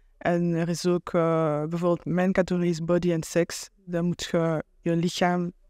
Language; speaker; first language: Dutch; non-native, local second language; French